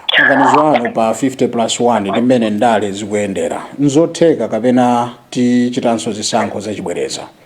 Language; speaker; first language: Nyanja; native; Nyanja